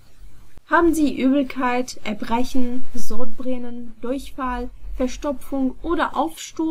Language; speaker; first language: German; non-native, fluent; Arabic